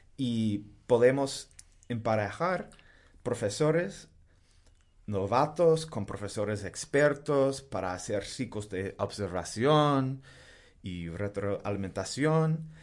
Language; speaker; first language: Spanish; non-native, fluent; English